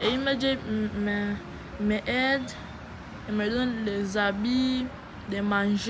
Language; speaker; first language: French; non-native, learner; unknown